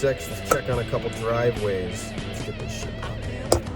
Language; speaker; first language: English; native; English